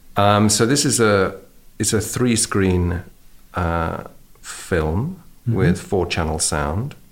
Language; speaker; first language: English; native; English